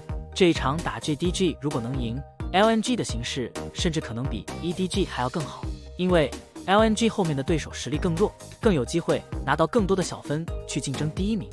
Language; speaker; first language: Chinese; native; Chinese